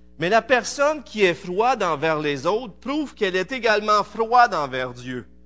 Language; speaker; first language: French; native; French